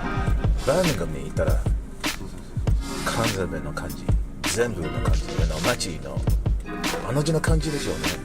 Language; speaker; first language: Japanese; non-native, learner; English